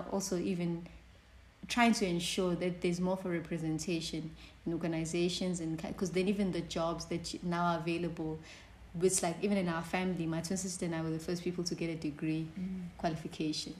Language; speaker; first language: English; non-native, local second language; Zulu